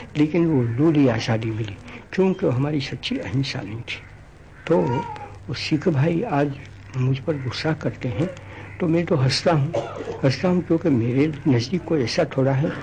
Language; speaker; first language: Hindi; non-native, local second language; Gujarati